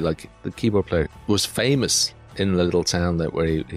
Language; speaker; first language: English; native; English